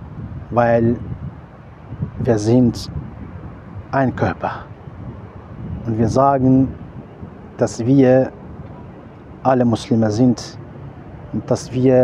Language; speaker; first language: German; non-native, fluent; Arabic